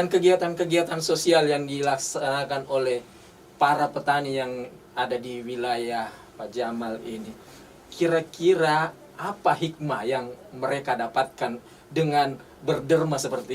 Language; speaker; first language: Indonesian; native; Indonesian